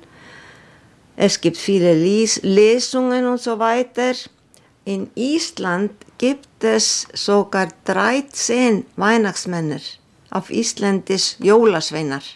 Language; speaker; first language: German; non-native, fluent; Icelandic